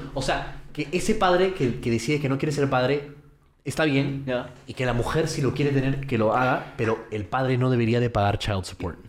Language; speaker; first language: Spanish; early bilingual, heritage; Spanish